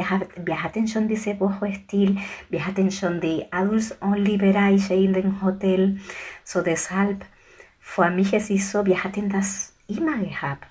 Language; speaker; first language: German; non-native, fluent; Spanish